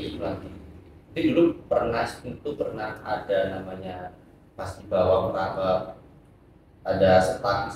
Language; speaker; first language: Indonesian; native; Indonesian